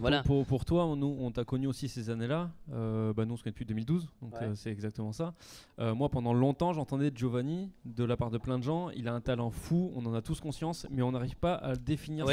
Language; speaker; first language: French; native; French